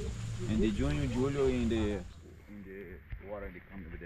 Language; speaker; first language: English; non-native, learner; Portuguese